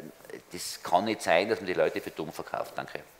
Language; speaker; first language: German; native; German